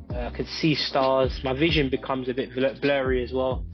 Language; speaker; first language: English; native; English